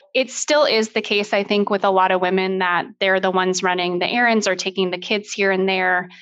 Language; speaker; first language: English; native; English